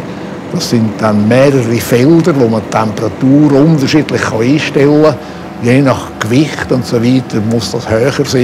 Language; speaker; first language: German; native; German